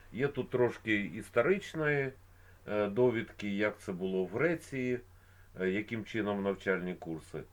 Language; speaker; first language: Ukrainian; non-native, local second language; Russian